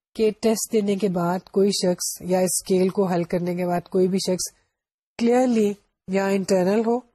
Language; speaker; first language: Urdu; native; Urdu